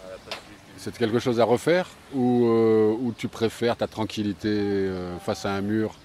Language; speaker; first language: French; native; French